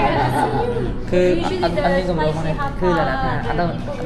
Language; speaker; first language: Thai; non-native, fluent; Khmer